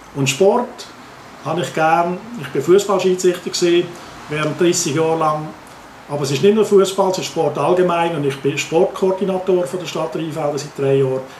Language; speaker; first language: German; native; German